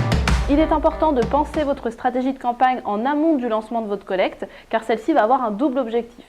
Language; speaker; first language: French; native; French